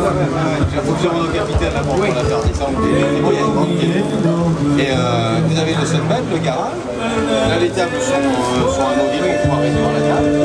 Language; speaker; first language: French; native; French